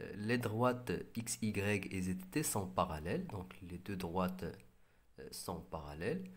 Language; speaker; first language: French; non-native, local second language; Arabic